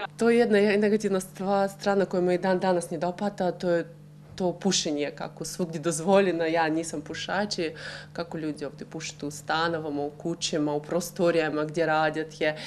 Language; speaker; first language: Croatian; non-native, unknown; Russian